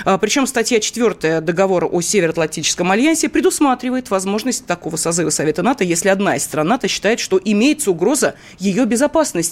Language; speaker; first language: Russian; native; Russian